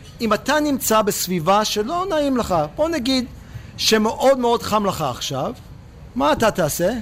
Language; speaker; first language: Hebrew; non-native, fluent; English